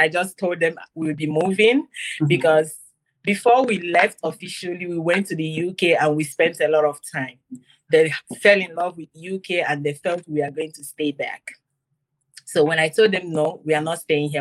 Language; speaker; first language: English; non-native, local second language; Igbo